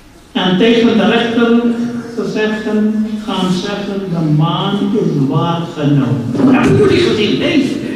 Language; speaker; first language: Dutch; non-native, fluent; Urdu